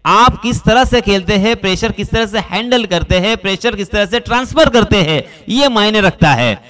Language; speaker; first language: Hindi; non-native, local second language; Marathi